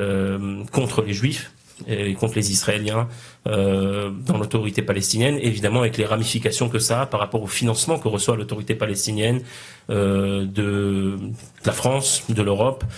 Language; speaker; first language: French; native; French